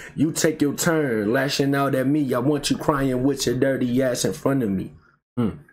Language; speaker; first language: English; native; English